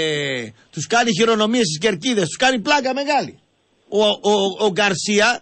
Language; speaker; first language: Greek; native; Greek